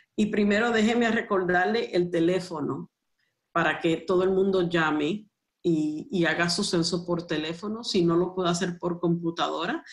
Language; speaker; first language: Spanish; early bilingual, heritage; Spanish